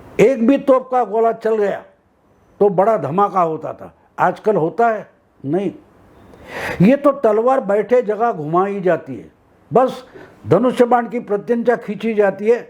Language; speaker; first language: Hindi; non-native, local second language; Marathi